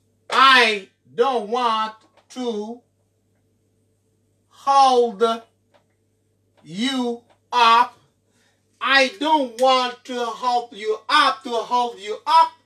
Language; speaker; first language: English; non-native, fluent; Haitian Creole